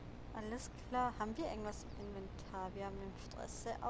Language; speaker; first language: German; native; German